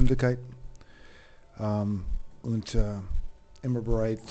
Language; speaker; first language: German; non-native, learner; English